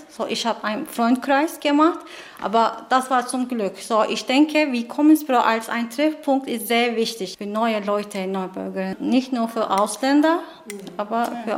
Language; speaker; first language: German; non-native, learner; Turkish